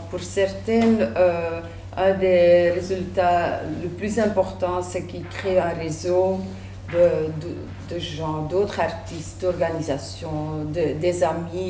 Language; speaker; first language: French; native; French